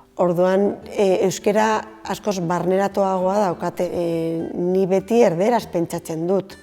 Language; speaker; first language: Basque; non-native, local second language; Spanish